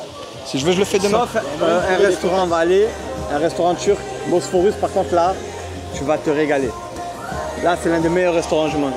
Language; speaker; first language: French; native; French